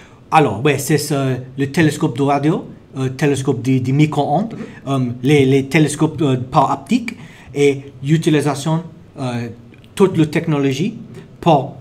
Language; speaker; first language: French; non-native, learner; English